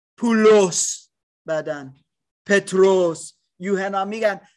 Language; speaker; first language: Persian; non-native, learner; English